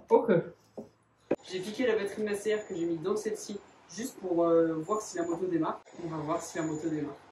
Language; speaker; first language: French; native; French